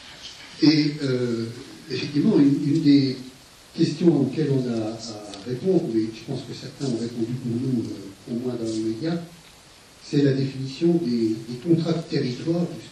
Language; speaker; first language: French; native; French